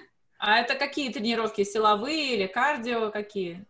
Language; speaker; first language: Russian; native; Russian